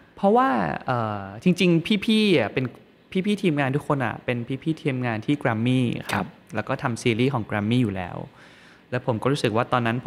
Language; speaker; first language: Thai; native; Thai